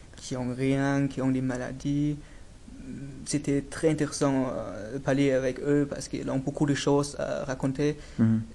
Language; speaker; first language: French; non-native, fluent; German